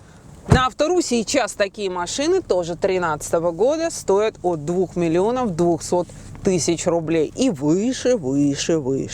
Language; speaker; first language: Russian; native; Russian